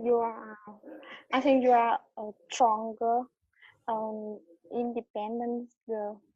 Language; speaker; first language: English; non-native, learner; Vietnamese